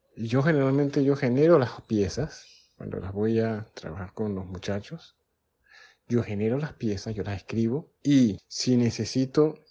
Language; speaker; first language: Spanish; native; Spanish